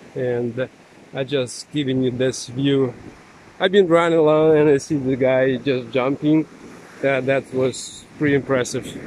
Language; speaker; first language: English; non-native, fluent; Russian